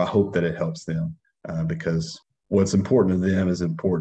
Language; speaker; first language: English; native; English